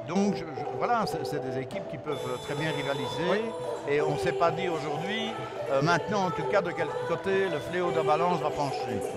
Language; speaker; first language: French; native; French